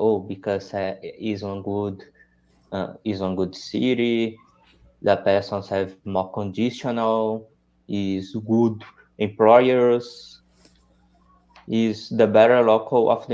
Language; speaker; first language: English; non-native, learner; Portuguese